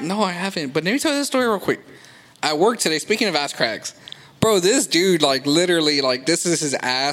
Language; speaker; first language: English; early bilingual, other home language; Spanish